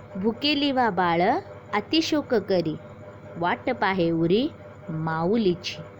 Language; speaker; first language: Hindi; non-native, local second language; Marathi